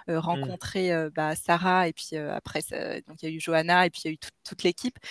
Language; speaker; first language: French; native; French